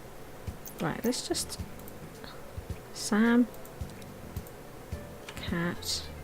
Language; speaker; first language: English; native; English